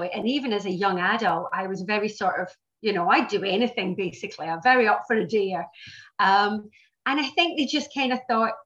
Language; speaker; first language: English; native; English